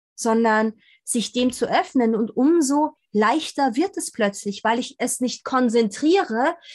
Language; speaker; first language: German; native; German